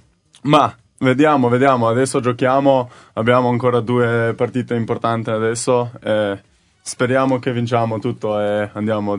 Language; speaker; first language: Italian; non-native, learner; Slovenian